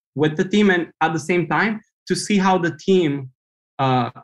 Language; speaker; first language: English; non-native, fluent; Romanian